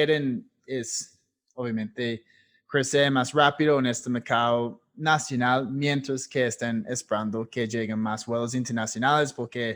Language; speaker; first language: Spanish; non-native, fluent; English